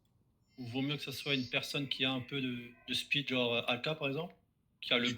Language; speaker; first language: French; native; French